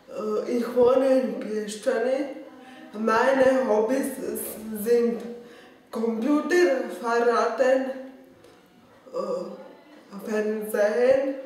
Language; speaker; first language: German; non-native, learner; Slovak